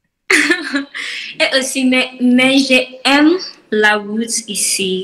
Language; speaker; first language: French; non-native, learner; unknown